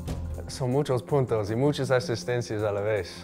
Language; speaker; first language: Spanish; non-native, fluent; English